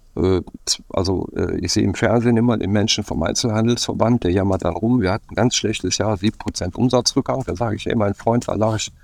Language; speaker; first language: German; native; German